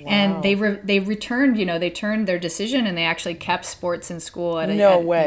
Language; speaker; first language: English; native; English